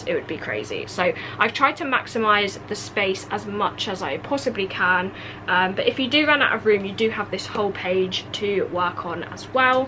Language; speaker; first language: English; native; English